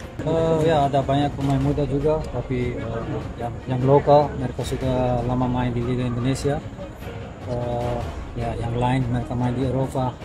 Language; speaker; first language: Indonesian; non-native, fluent; Dutch